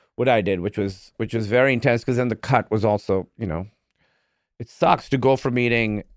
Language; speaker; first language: English; non-native, local second language; Urdu